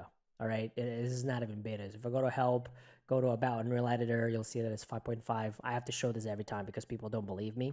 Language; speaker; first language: English; native; English